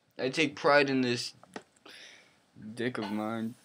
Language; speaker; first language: English; native; English